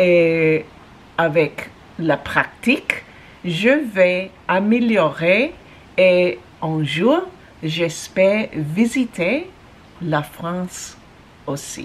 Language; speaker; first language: French; non-native, learner; English